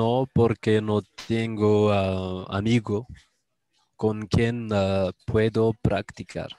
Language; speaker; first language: Spanish; non-native, learner; Malagasy